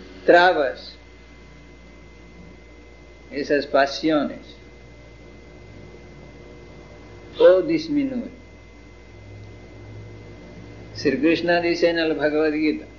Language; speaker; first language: Spanish; non-native, fluent; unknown